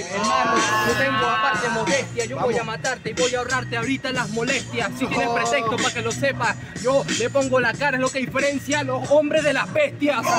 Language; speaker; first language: Spanish; native; Spanish